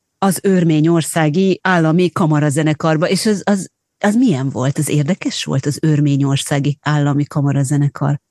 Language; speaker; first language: Hungarian; native; Hungarian